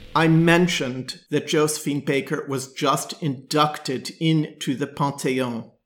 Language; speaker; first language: English; native; English